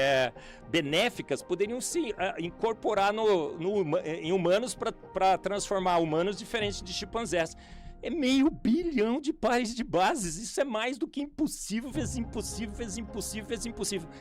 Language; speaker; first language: Portuguese; native; Portuguese